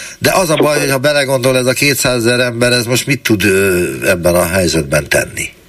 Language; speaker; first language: Hungarian; native; Hungarian